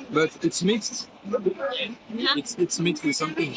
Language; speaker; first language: English; non-native, learner; French